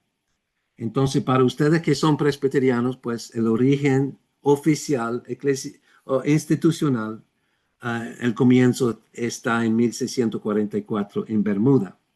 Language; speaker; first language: Spanish; non-native, fluent; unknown